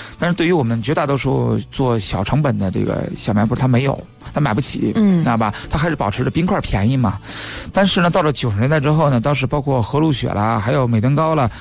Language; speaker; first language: Chinese; native; Chinese